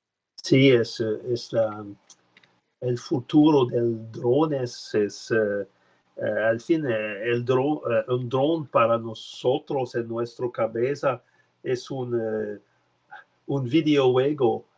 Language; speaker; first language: Spanish; non-native, learner; French